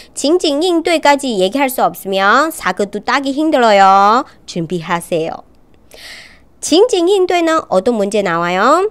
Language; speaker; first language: Korean; non-native, local second language; Chinese